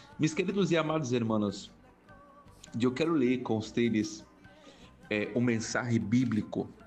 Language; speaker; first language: Spanish; non-native, fluent; Portuguese